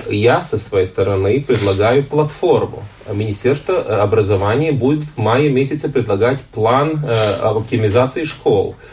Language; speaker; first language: Russian; non-native, local second language; Latvian